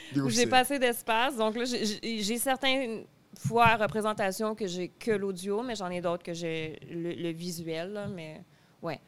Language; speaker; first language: French; native; French